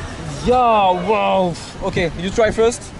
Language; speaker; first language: English; non-native, learner; French